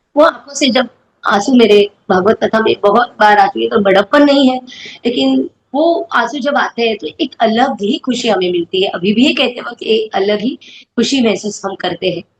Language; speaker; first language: Hindi; non-native, local second language; Marathi